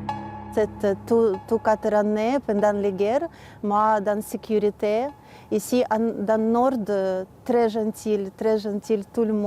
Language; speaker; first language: French; non-native, learner; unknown